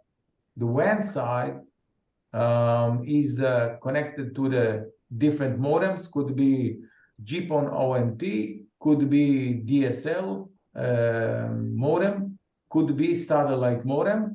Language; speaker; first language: English; non-native, fluent; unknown